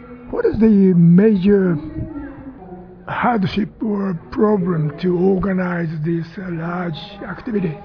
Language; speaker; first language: English; non-native, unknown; Japanese